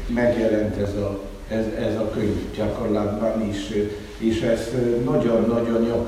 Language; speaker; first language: Hungarian; non-native, fluent; Polish